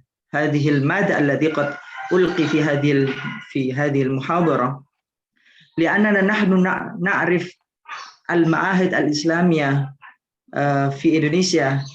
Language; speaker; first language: Arabic; non-native, fluent; Indonesian